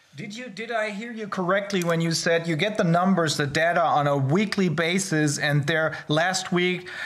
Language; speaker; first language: English; non-native, fluent; German